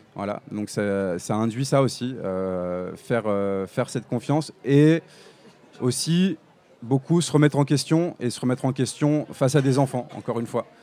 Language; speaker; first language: French; native; French